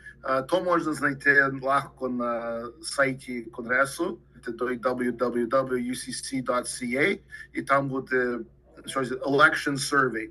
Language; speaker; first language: Ukrainian; early bilingual, heritage; Ukrainian